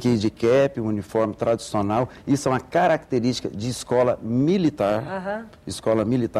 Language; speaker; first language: Portuguese; native; Portuguese